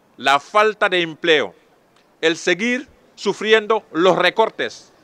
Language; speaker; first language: Spanish; non-native, fluent; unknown